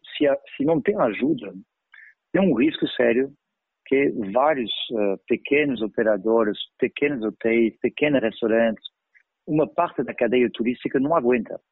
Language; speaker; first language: Portuguese; non-native, fluent; French